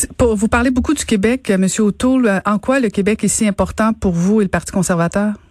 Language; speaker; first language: French; native; French